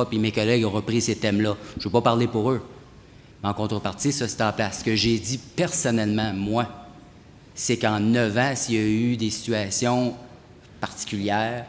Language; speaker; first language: French; native; French